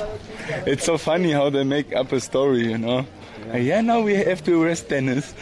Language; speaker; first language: English; non-native, learner; German